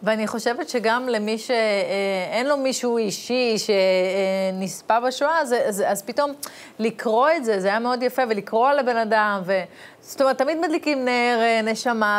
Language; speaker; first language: Hebrew; native; Hebrew